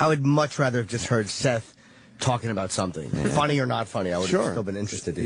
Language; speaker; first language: English; native; English